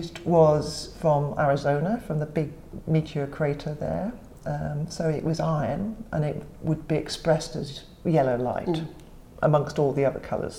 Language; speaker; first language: English; native; English